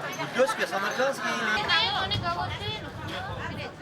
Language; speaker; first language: Russian; non-native, learner; Korean